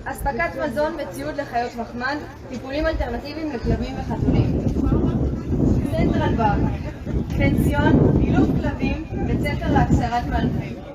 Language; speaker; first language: Hebrew; native; Hebrew